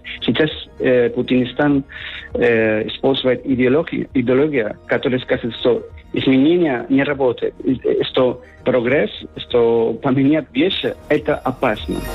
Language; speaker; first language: Russian; non-native, fluent; Spanish